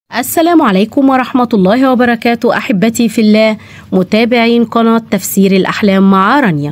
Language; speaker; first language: Arabic; native; Arabic